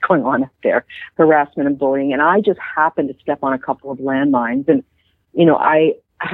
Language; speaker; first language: English; native; English